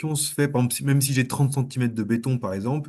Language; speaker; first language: French; native; French